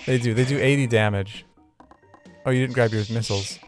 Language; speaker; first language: English; native; English